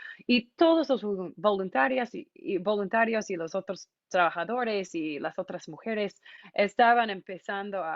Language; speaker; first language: Spanish; non-native, fluent; English